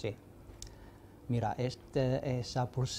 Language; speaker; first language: Spanish; non-native, fluent; Chinese